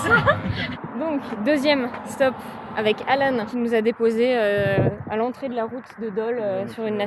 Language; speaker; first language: French; native; French